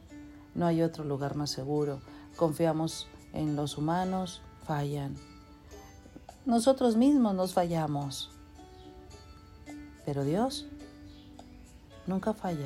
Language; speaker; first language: Spanish; native; Spanish